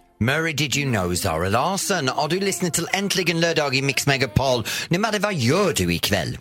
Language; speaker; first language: Swedish; non-native, fluent; English